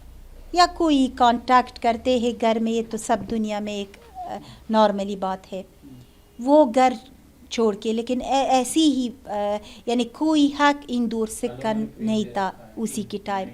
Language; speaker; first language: Hindi; non-native, learner; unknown